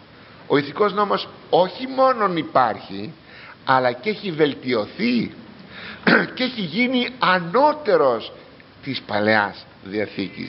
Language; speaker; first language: Greek; native; Greek